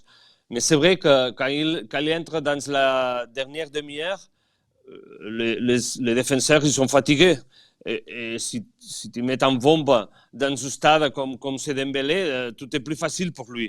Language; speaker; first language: French; non-native, fluent; Catalan